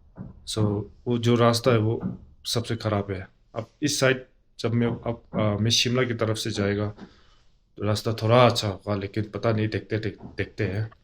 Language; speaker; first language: Hindi; non-native, local second language; Tibetan